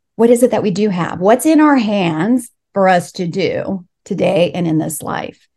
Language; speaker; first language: English; early bilingual, other home language; Spanish